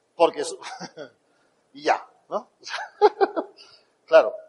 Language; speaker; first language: Spanish; native; Spanish